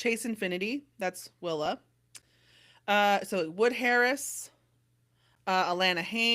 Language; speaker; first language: English; native; English